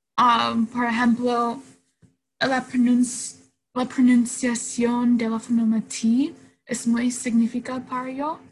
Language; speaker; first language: Spanish; non-native, learner; English